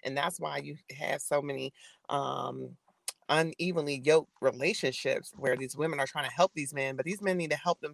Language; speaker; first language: English; native; English